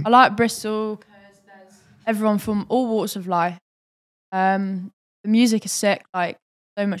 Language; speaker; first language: English; native; English